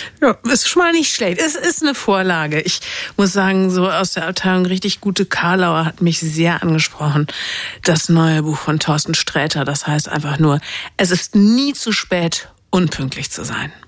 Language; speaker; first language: German; native; German